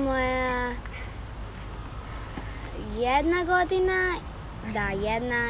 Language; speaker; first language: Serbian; early bilingual, heritage; Serbian